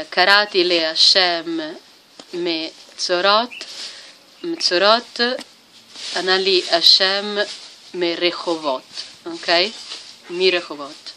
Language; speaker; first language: Hebrew; non-native, learner; Italian